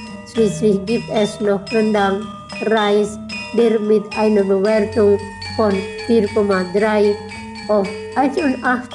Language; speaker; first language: German; non-native, fluent; Indonesian